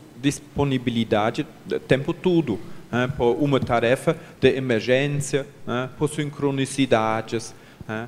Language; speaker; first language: Portuguese; non-native, learner; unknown